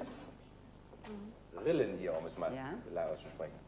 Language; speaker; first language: German; native; German